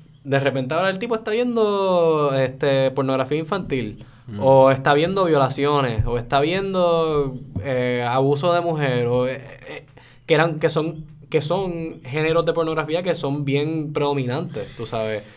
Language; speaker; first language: Spanish; native; Spanish